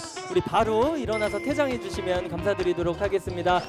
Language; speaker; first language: Korean; native; Korean